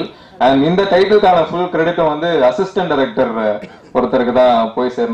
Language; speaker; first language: Tamil; native; Tamil